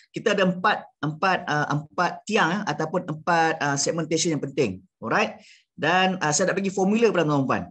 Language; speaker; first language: Malay; native; Malay